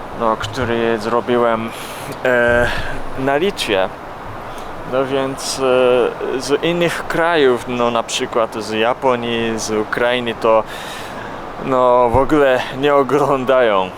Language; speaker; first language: Polish; non-native, learner; Japanese